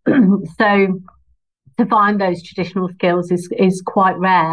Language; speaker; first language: English; native; English